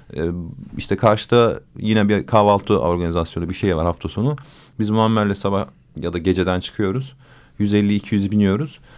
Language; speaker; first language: Turkish; native; Turkish